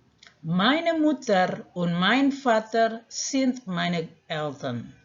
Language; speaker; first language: German; non-native, fluent; Indonesian